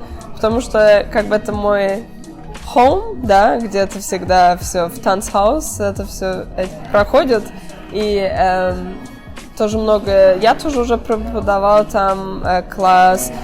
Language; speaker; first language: Russian; early bilingual, heritage; Russian